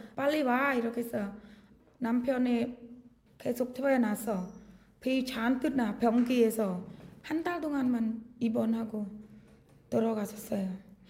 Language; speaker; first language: Korean; non-native, learner; Khmer